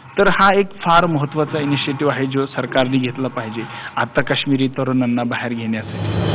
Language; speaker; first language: Marathi; non-native, fluent; Kashmiri